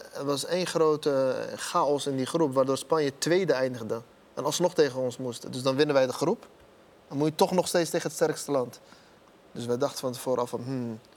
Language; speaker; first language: Dutch; early bilingual, other home language; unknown